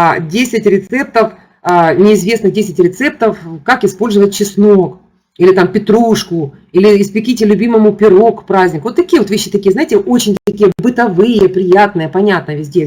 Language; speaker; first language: Russian; native; Russian